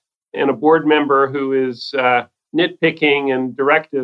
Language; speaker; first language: English; native; English